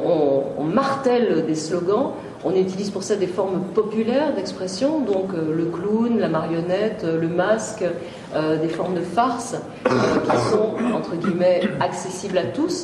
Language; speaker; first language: French; native; French